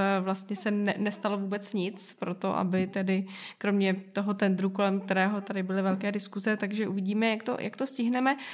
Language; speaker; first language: Czech; native; Czech